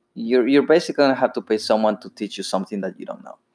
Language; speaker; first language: English; non-native, fluent; Spanish